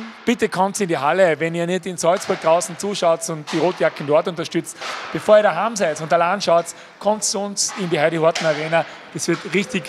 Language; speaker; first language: German; native; German